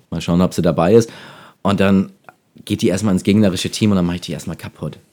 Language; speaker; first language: German; native; German